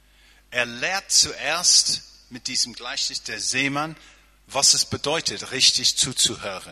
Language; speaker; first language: German; non-native, fluent; English